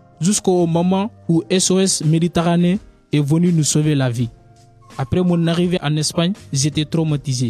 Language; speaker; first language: French; non-native, learner; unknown